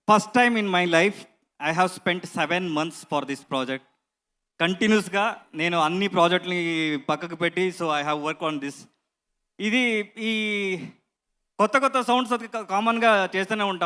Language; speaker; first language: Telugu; non-native, learner; Kannada